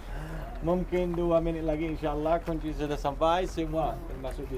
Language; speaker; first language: Indonesian; non-native, learner; Arabic